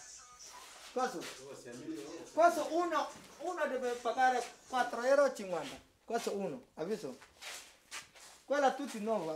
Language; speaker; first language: Italian; non-native, learner; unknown